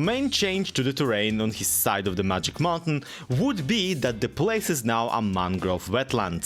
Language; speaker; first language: English; native; English